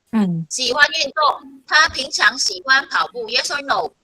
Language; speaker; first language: Chinese; non-native, fluent; Filipino